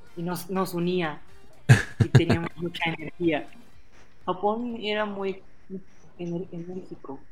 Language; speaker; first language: Spanish; non-native, fluent; Japanese